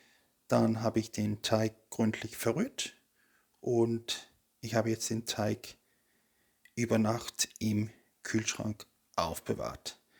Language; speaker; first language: German; non-native, fluent; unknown